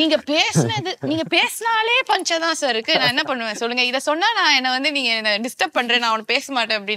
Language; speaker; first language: Tamil; native; Tamil